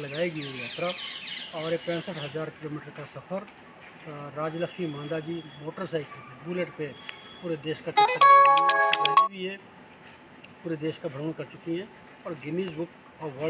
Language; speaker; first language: Hindi; native; Hindi